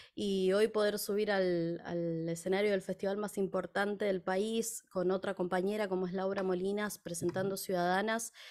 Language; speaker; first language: Spanish; native; Spanish